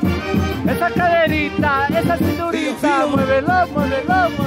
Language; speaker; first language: Spanish; native; Spanish